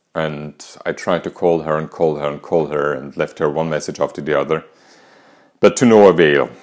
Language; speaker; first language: English; non-native, fluent; German